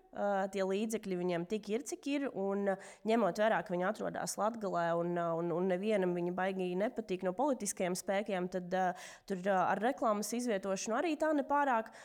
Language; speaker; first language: Latvian; non-native, local second language; Russian